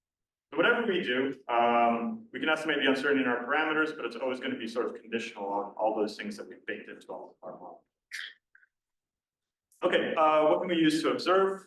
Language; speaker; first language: English; native; English